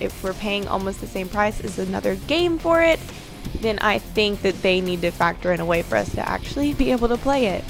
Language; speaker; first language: English; native; English